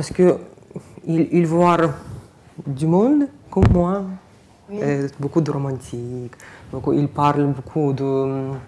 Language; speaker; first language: French; non-native, learner; Russian